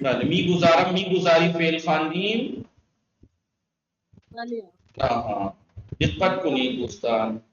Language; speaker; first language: Persian; non-native, fluent; Urdu